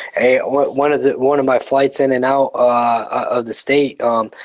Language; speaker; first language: English; native; English